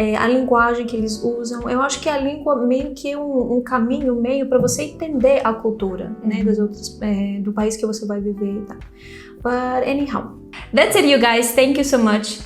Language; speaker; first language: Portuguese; non-native, fluent; Greek